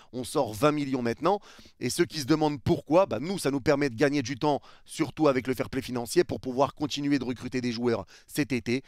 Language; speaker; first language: French; native; French